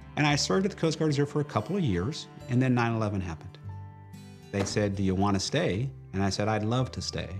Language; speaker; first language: English; native; English